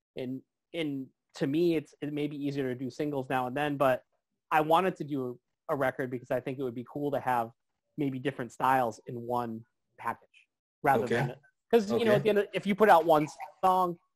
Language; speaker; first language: English; native; English